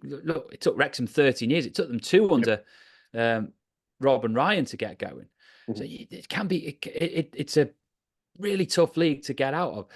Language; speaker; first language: English; native; English